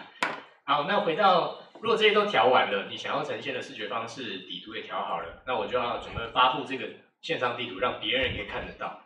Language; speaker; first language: Chinese; native; Chinese